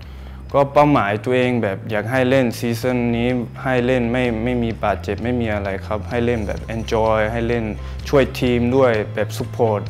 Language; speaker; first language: Thai; early bilingual, heritage; Thai